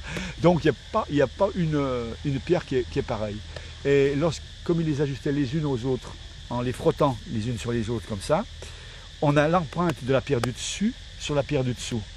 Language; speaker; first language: French; native; French